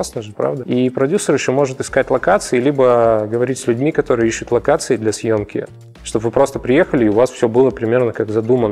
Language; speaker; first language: Russian; native; Russian